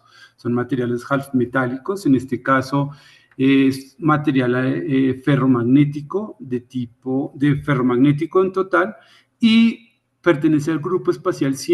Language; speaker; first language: Spanish; native; Spanish